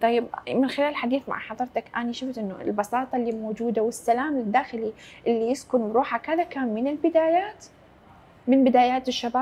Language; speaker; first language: Arabic; native; Arabic